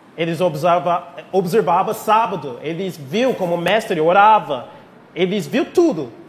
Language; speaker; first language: Portuguese; non-native, fluent; English